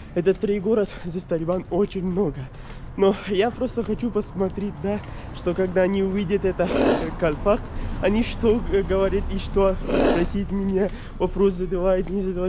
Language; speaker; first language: Russian; non-native, learner; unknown